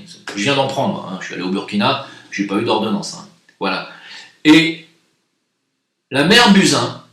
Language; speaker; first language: French; native; French